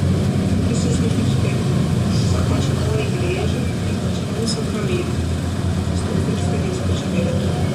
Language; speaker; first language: Portuguese; non-native, learner; Filipino